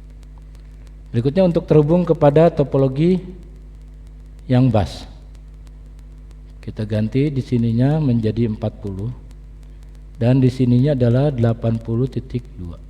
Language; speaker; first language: Indonesian; native; Indonesian